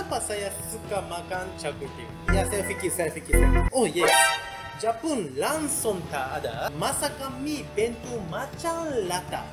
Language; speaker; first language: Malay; non-native, learner; Japanese